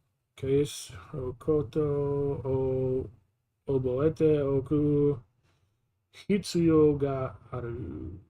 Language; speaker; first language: Japanese; non-native, learner; English